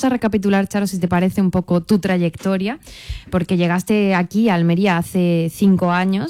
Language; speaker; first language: Spanish; native; Spanish